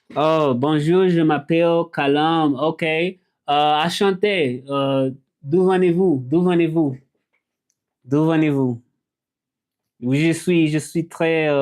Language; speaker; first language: French; non-native, learner; English